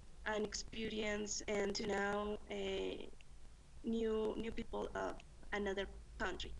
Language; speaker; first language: English; non-native, learner; Spanish